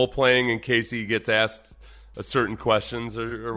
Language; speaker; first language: English; native; English